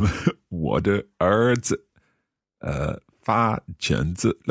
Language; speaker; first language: Chinese; non-native, learner; English